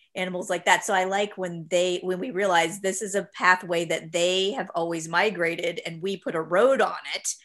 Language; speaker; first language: English; native; English